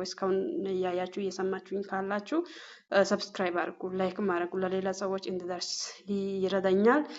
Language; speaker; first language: Amharic; non-native, local second language; Oromo